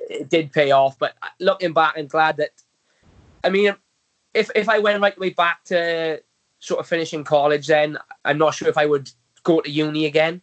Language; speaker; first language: English; native; English